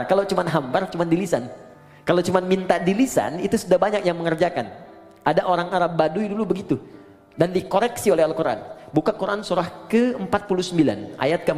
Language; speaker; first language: Indonesian; native; Indonesian